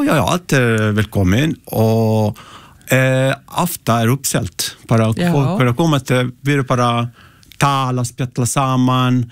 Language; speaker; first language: Icelandic; non-native, learner; Italian